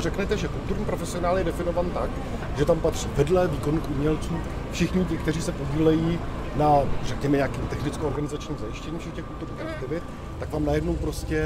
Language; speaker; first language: Czech; native; Czech